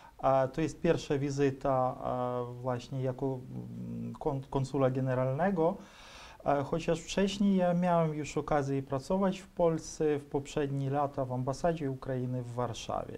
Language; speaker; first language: Polish; non-native, fluent; Ukrainian